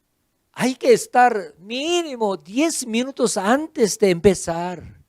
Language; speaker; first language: Spanish; non-native, fluent; Korean